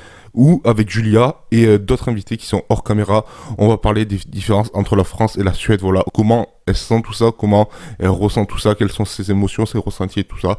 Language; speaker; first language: French; native; French